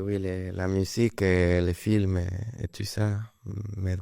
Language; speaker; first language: French; non-native, learner; Spanish